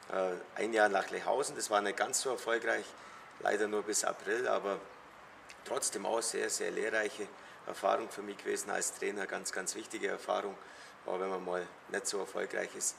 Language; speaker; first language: German; native; German